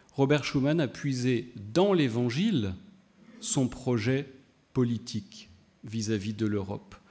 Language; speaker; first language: French; native; French